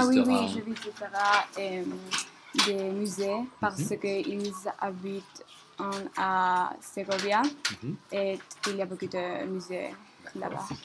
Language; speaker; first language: French; non-native, learner; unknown